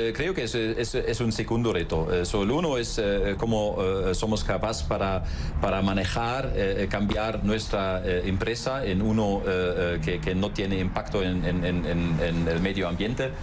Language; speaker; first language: Spanish; non-native, fluent; German